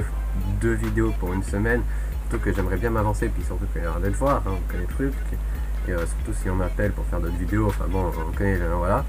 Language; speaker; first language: French; native; French